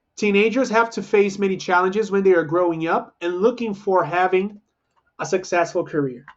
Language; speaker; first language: English; non-native, fluent; Portuguese